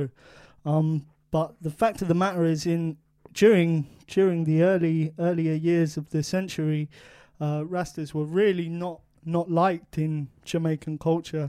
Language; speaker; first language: English; native; English